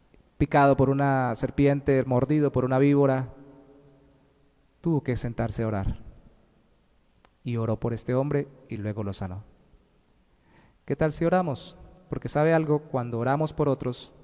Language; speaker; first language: Spanish; native; Spanish